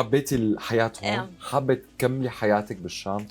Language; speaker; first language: Arabic; native; Arabic